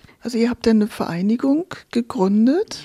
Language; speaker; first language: German; native; German